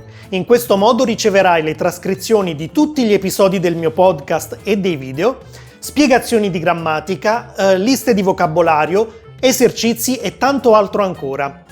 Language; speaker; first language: Italian; native; Italian